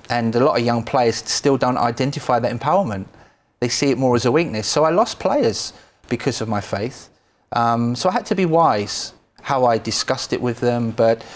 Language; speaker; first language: English; native; English